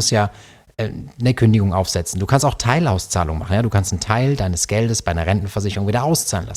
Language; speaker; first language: German; native; German